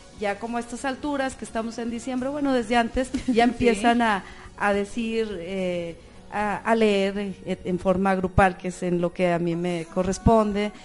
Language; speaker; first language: Spanish; native; Spanish